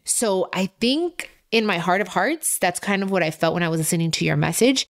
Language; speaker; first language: English; native; English